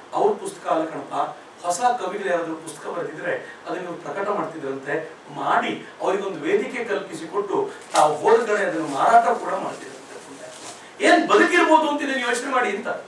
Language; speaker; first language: Kannada; native; Kannada